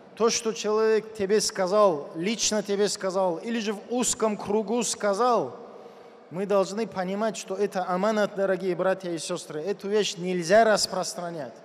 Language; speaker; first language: Russian; non-native, local second language; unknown